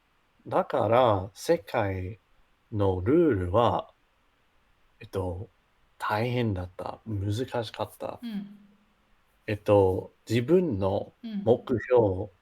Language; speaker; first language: Japanese; non-native, learner; English